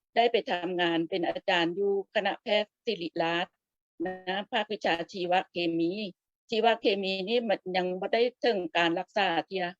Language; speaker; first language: Thai; non-native, local second language; Lao